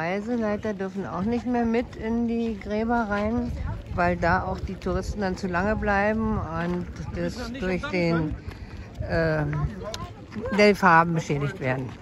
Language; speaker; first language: German; native; German